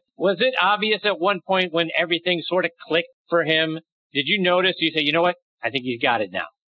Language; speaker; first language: English; native; English